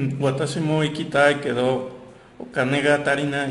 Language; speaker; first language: Japanese; non-native, learner; Spanish